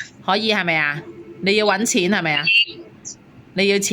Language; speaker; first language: Cantonese; native; Cantonese